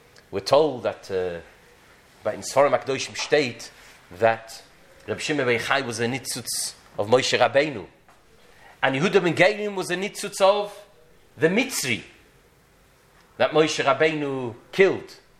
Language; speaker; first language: English; native; English